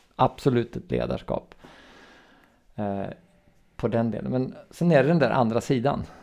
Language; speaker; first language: Swedish; native; Swedish